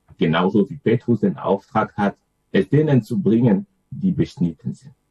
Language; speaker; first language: German; non-native, fluent; French